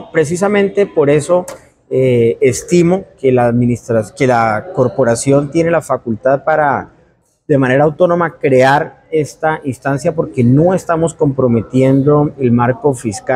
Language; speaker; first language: Spanish; native; Spanish